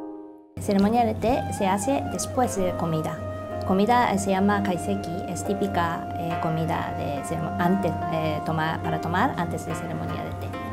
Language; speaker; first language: Spanish; non-native, learner; Japanese